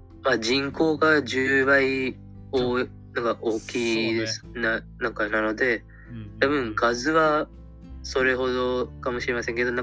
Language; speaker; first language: Japanese; non-native, fluent; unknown